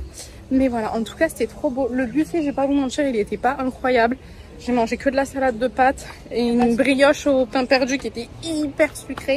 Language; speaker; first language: French; native; French